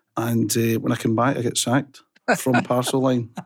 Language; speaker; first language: English; native; English